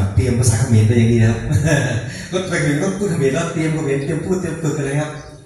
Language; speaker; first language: Thai; non-native, local second language; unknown